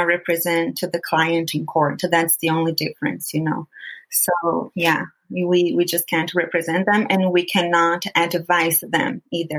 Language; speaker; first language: English; non-native, fluent; Portuguese